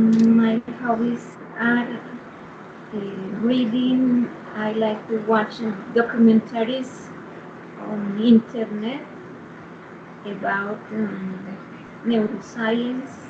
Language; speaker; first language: English; non-native, learner; Spanish